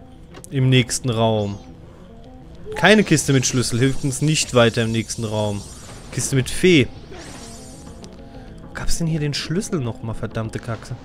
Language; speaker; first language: German; native; German